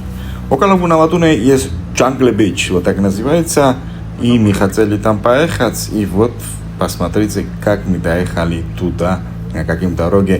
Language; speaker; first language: Russian; non-native, learner; Georgian